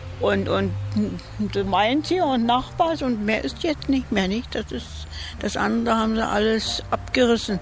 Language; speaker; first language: German; native; German